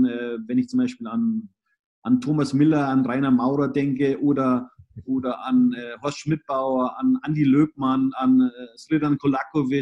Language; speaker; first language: German; native; German